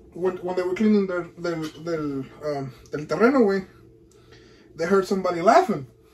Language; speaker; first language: English; early bilingual, other home language; Spanish